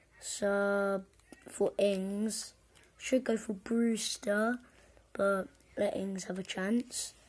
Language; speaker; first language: English; native; English